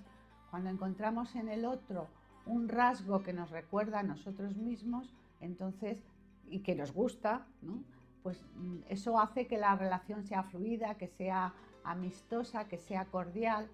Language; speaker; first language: Spanish; native; Spanish